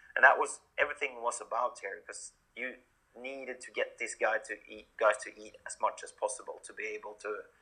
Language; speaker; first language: English; non-native, fluent; Norwegian